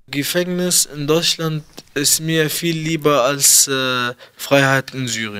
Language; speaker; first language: German; early bilingual, other home language; Arabic